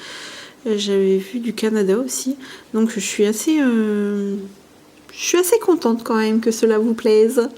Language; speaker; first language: French; native; French